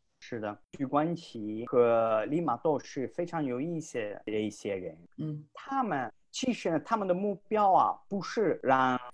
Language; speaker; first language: Chinese; non-native, fluent; Italian